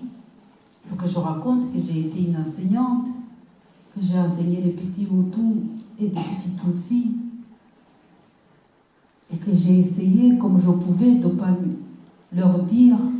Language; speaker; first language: French; non-native, local second language; Kinyarwanda